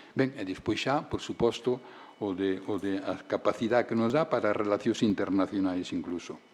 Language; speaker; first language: Galician; native; Galician